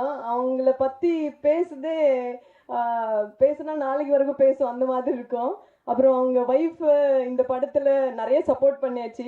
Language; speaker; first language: Tamil; non-native, fluent; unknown